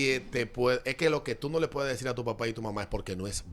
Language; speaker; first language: Spanish; native; Spanish